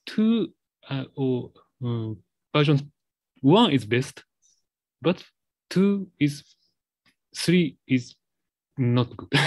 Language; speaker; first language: English; non-native, learner; Japanese